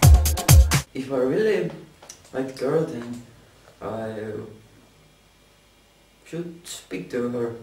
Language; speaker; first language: English; non-native, learner; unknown